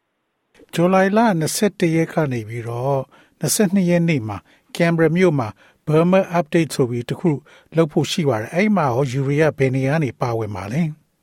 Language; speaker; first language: Burmese; native; Burmese